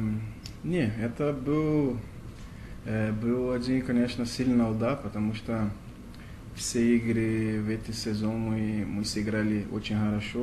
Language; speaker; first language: Russian; non-native, learner; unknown